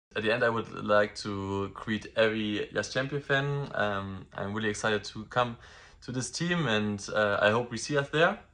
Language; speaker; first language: English; non-native, fluent; German